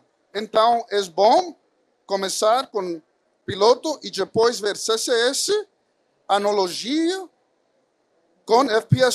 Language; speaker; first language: Portuguese; non-native, fluent; Spanish